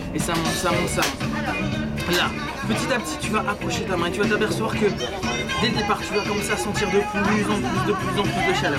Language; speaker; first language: French; native; French